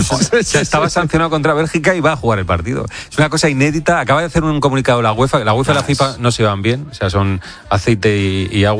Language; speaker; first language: Spanish; native; Spanish